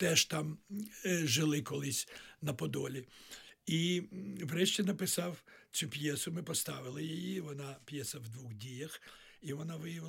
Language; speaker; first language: Ukrainian; native; Ukrainian